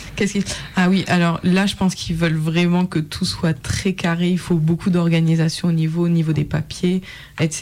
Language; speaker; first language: French; native; French